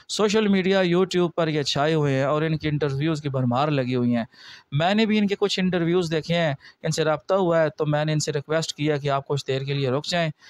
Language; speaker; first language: Urdu; non-native, local second language; Northern Hindko